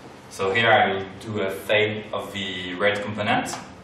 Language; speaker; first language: English; non-native, fluent; French